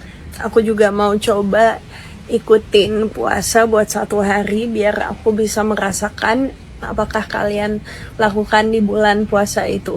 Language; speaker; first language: Indonesian; non-native, fluent; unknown